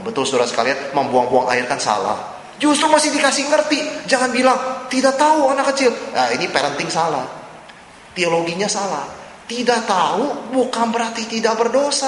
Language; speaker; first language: Indonesian; native; Indonesian